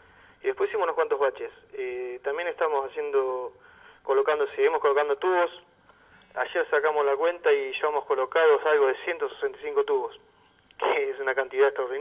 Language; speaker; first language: Spanish; native; Spanish